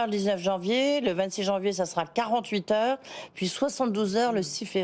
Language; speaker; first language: French; native; French